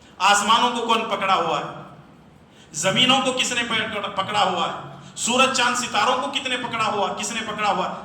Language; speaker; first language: Urdu; native; Urdu